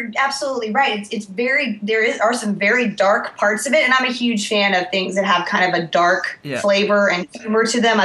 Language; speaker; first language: English; native; English